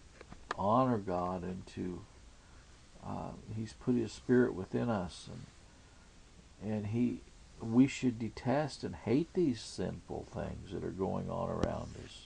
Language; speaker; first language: English; native; English